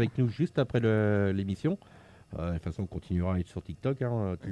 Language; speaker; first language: French; native; French